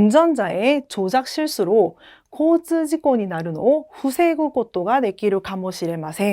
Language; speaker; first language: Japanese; non-native, fluent; Korean